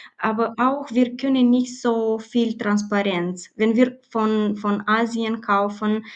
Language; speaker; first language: German; non-native, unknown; Romanian